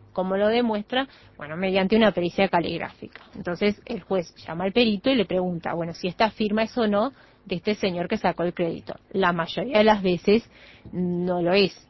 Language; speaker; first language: Spanish; native; Spanish